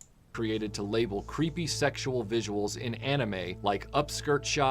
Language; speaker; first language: English; native; English